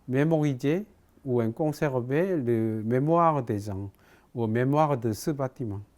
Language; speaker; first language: French; non-native, fluent; Korean